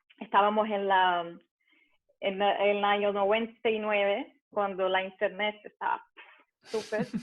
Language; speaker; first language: Spanish; early bilingual, heritage; Spanish